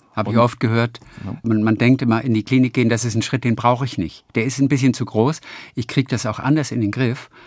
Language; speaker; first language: German; native; German